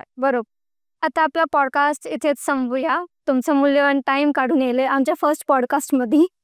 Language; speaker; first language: Marathi; non-native, local second language; Gujarati